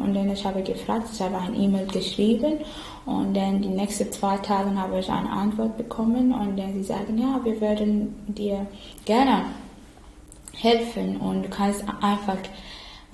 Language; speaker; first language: German; non-native, learner; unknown